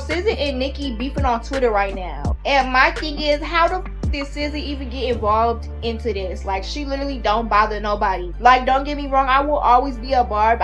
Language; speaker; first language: English; native; English